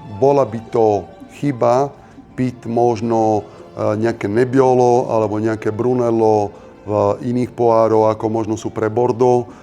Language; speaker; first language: Slovak; non-native, fluent; Italian